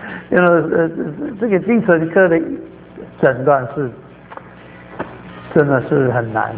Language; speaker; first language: Chinese; native; Chinese